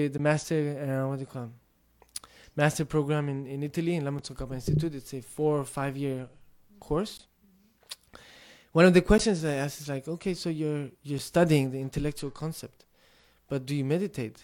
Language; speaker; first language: English; non-native, fluent; Tibetan